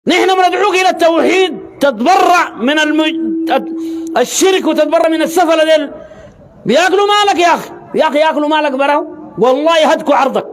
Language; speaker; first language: Arabic; native; Arabic